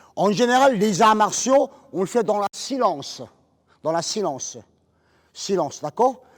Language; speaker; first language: French; non-native, fluent; Korean